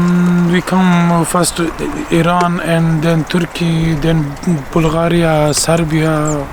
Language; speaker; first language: English; non-native, learner; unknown